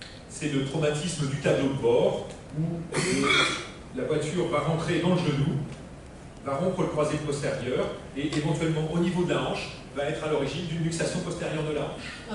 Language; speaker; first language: French; native; French